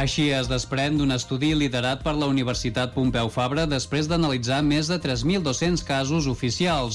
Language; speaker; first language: Catalan; native; Catalan